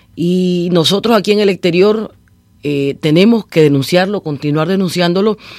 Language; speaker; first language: Spanish; native; Spanish